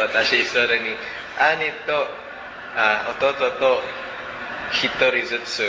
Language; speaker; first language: Japanese; non-native, learner; Cebuano